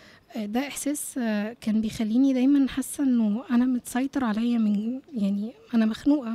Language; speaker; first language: Arabic; native; Arabic